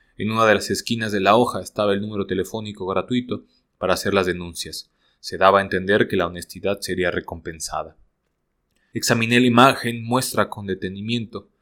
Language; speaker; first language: Spanish; native; Spanish